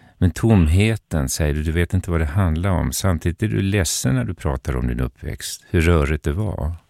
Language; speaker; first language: Swedish; native; Swedish